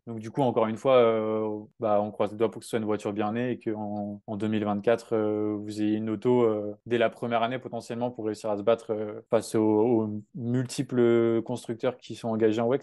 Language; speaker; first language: French; native; French